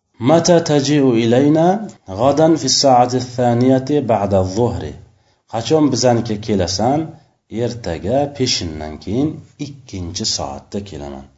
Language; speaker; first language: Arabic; non-native, fluent; Uzbek